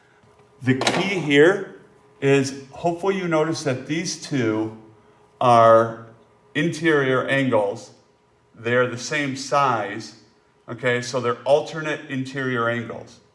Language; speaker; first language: English; native; English